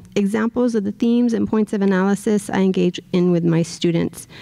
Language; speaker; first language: English; native; English